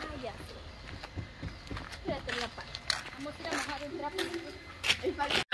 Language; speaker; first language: Spanish; native; Spanish